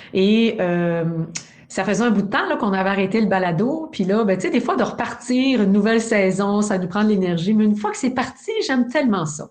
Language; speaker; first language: French; native; French